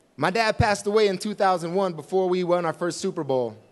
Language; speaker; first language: English; native; English